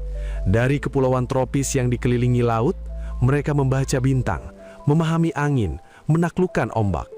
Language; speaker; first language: Indonesian; native; Indonesian